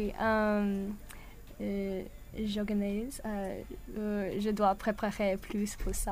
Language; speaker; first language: French; non-native, learner; English